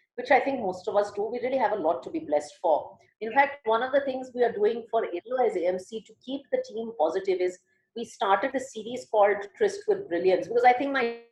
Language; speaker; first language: English; early bilingual, other home language; Hindi